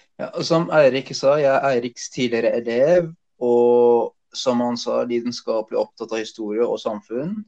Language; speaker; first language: Norwegian; early bilingual, other home language; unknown